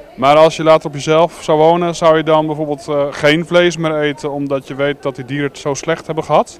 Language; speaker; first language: Dutch; native; Dutch